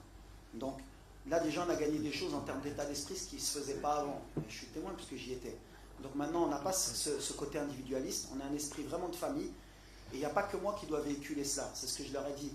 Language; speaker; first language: French; early bilingual, other home language; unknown